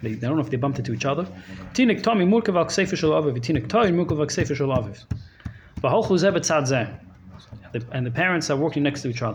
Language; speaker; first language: English; native; English